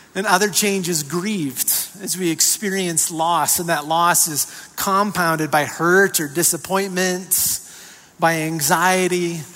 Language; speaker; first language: English; native; English